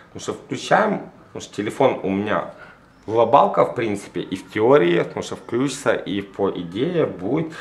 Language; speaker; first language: Russian; native; Russian